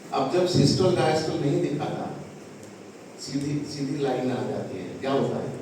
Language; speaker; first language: Hindi; non-native, local second language; Odia